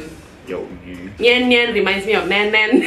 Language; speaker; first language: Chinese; non-native, learner; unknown